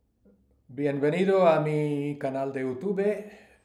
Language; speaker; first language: Spanish; non-native, learner; English